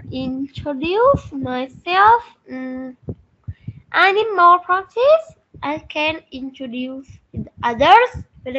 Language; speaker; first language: English; non-native, learner; Vietnamese